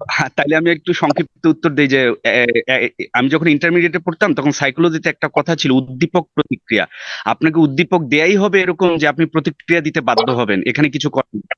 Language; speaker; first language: Bangla; native; Bangla